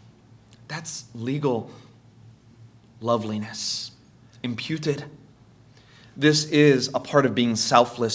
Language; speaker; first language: English; native; English